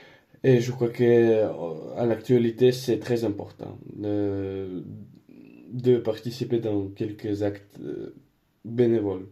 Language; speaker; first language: French; non-native, learner; Spanish